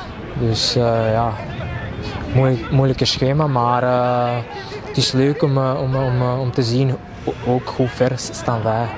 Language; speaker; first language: Dutch; non-native, local second language; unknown